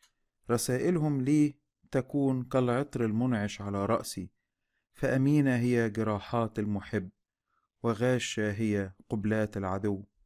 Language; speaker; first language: Arabic; native; Arabic